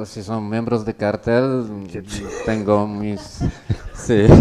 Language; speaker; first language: Spanish; non-native, learner; Polish